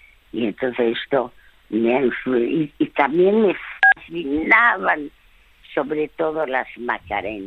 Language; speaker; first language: Spanish; early bilingual, other home language; French